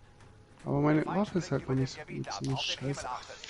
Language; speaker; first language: German; native; German